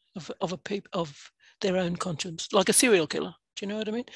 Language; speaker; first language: English; native; English